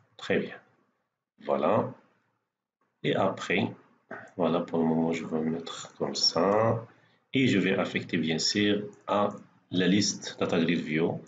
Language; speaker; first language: French; non-native, local second language; Arabic